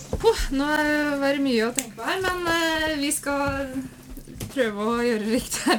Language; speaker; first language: Norwegian; native; Norwegian